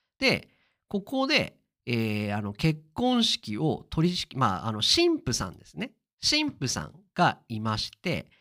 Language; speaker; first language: Japanese; native; Japanese